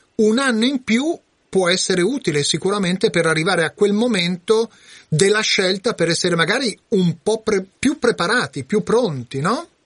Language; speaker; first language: Italian; native; Italian